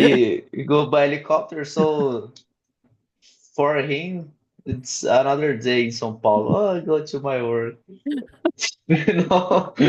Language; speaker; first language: English; non-native, learner; Portuguese